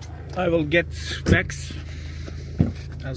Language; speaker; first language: English; non-native, learner; Turkish